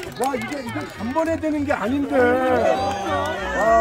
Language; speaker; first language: Korean; native; Korean